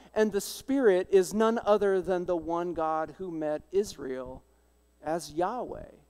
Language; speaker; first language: English; native; English